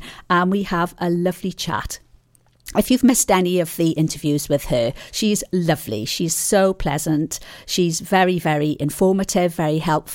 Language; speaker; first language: English; native; English